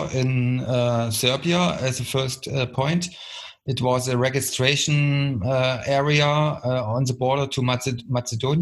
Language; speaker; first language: English; non-native, fluent; German